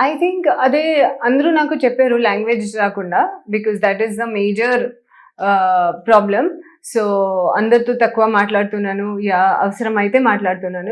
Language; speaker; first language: Telugu; non-native, local second language; Hindi